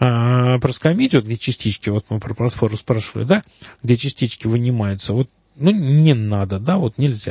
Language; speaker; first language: Russian; native; Russian